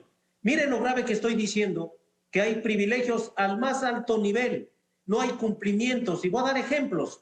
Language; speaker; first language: Spanish; native; Spanish